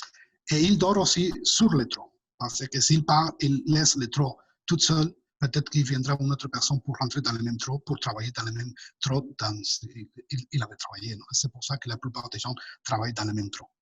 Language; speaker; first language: French; non-native, fluent; Spanish